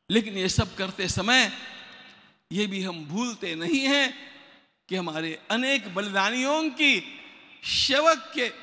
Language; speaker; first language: Hindi; non-native, local second language; Marathi